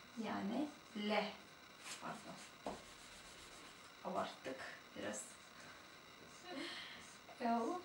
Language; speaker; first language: Turkish; non-native, fluent; Russian